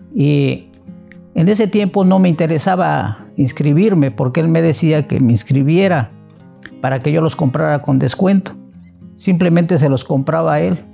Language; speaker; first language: Spanish; native; Spanish